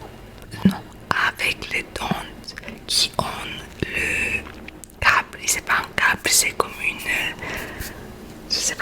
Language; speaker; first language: French; non-native, learner; Spanish